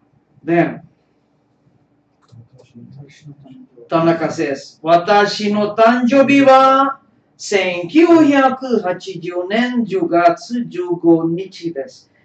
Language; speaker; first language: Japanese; non-native, fluent; Tamil